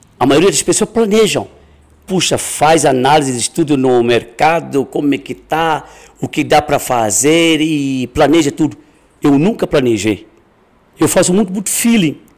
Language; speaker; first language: Portuguese; non-native, fluent; Chinese